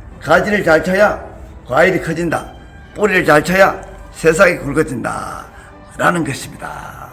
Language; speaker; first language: Korean; native; Korean